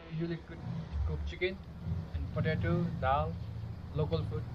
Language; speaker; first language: English; non-native, local second language; Nepali